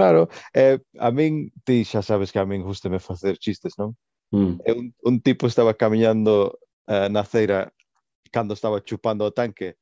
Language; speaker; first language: Galician; non-native, local second language; Spanish